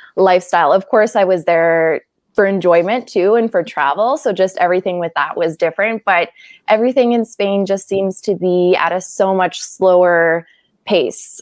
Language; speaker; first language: English; native; English